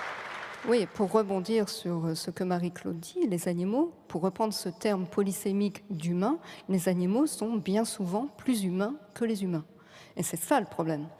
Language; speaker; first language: French; native; French